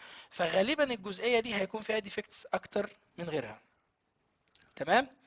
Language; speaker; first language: Arabic; native; Arabic